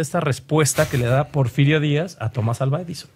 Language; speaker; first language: Spanish; native; Spanish